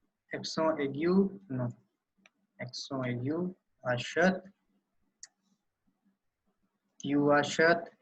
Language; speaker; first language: French; non-native, learner; Hindi